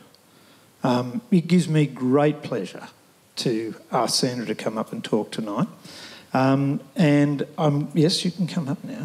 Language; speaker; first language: English; native; English